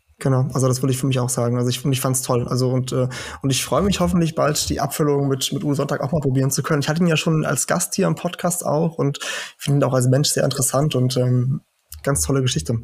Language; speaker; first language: German; early bilingual, heritage; German